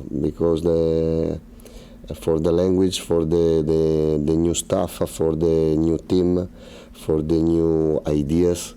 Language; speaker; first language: English; non-native, learner; Italian